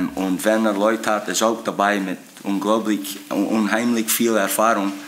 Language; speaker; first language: German; non-native, fluent; English